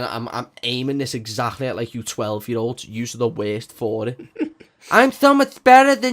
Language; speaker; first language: English; native; English